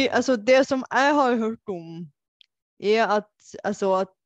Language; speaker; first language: Norwegian; non-native, fluent; Bulgarian